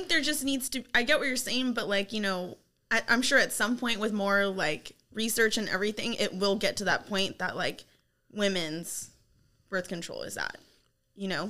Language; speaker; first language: English; native; English